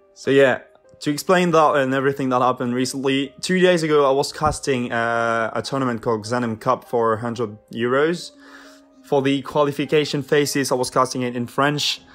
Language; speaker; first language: English; non-native, fluent; French